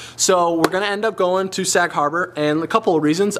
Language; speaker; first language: English; native; English